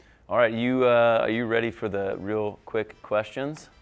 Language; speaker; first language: English; native; English